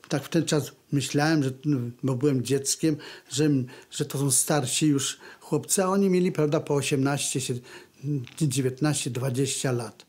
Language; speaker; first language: Polish; native; Polish